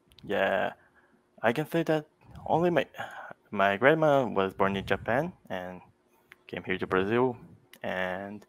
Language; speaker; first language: English; non-native, fluent; Portuguese